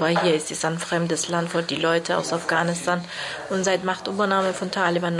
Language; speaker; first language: German; non-native, learner; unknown